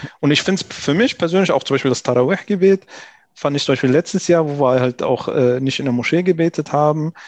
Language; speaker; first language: German; early bilingual, other home language; Arabic